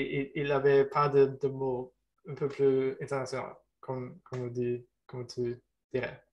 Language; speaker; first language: French; non-native, learner; German